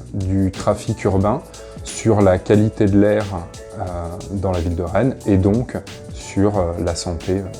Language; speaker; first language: French; native; French